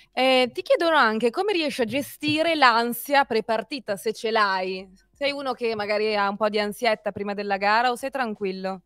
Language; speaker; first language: Italian; native; Italian